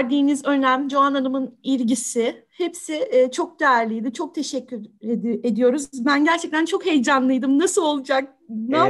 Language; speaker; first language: Turkish; native; Turkish